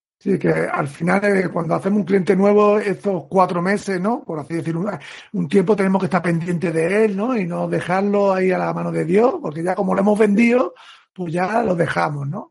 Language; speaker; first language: Spanish; native; Spanish